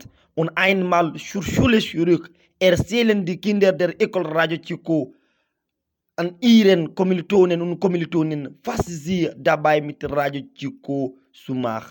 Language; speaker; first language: German; non-native, fluent; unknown